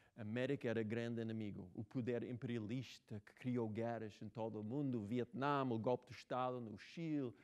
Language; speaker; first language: Portuguese; non-native, fluent; English